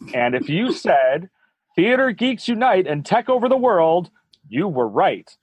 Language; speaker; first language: English; native; English